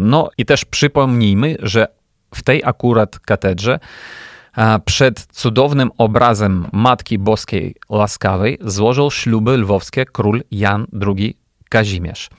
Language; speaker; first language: Polish; non-native, fluent; Ukrainian